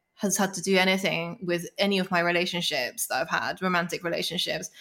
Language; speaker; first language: English; native; English